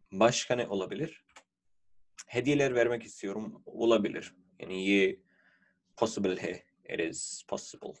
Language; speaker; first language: Turkish; non-native, fluent; Urdu